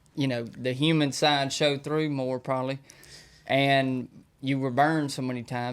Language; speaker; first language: English; native; English